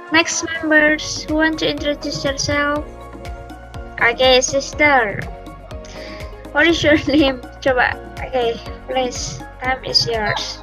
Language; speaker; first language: English; non-native, learner; Indonesian